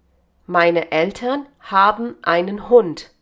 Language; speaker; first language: German; non-native, fluent; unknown